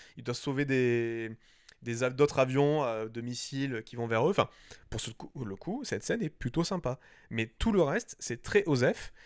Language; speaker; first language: French; native; French